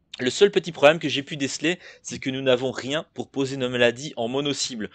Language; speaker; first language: French; native; French